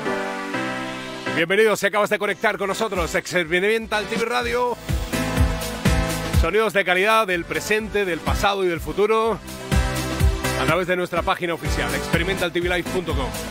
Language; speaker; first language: Spanish; native; Spanish